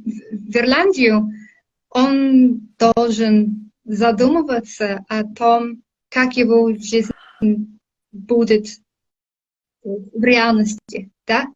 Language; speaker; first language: Russian; non-native, fluent; English